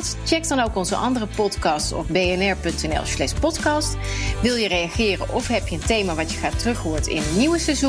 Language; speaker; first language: Dutch; native; Dutch